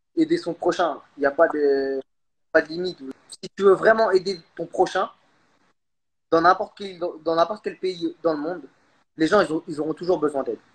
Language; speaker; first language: French; early bilingual, other home language; Khmer